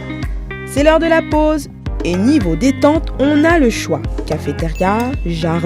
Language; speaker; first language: French; native; French